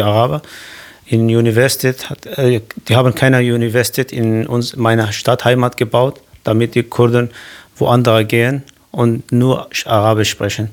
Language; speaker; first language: German; non-native, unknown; Kurdish